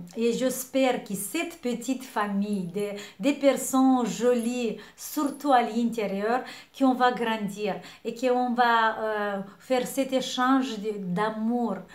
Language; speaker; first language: French; non-native, fluent; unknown